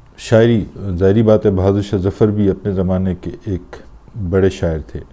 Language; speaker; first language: Urdu; non-native, local second language; Pashto